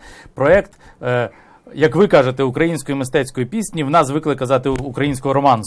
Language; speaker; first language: Ukrainian; native; Ukrainian